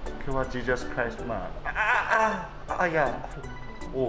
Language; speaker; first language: Thai; non-native, learner; Korean